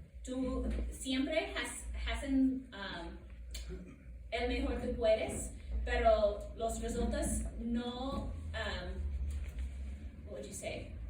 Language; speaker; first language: Spanish; non-native, learner; English